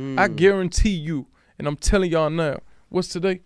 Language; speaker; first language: English; native; English